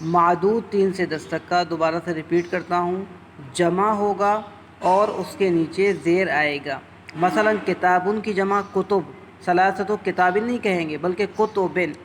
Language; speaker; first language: Urdu; native; Urdu